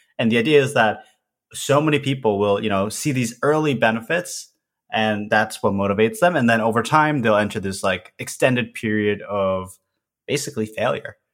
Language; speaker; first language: English; early bilingual, other home language; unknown